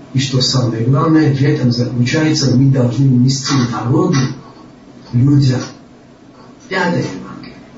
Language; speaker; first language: Russian; non-native, local second language; Georgian